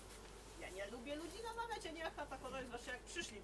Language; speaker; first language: Polish; native; Polish